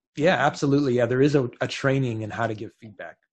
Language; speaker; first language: English; native; English